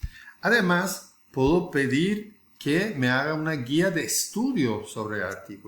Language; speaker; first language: Spanish; non-native, fluent; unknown